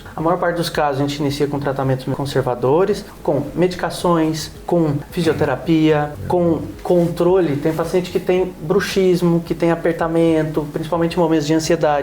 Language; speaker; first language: Portuguese; native; Portuguese